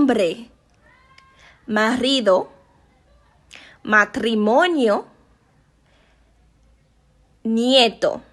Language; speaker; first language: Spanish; non-native, learner; Haitian Creole